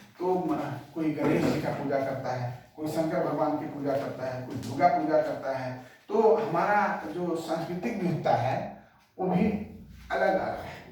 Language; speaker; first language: Hindi; native; Hindi